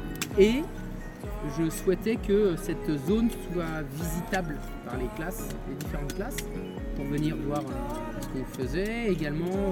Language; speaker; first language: French; native; French